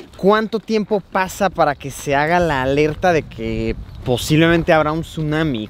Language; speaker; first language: Spanish; native; Spanish